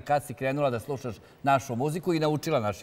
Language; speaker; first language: Serbian; native; Serbian